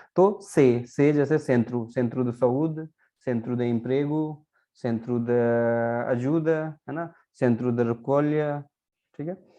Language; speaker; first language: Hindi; native; Hindi